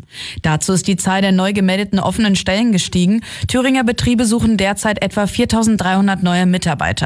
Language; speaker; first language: German; native; German